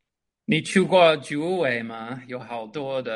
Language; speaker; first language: Chinese; non-native, fluent; English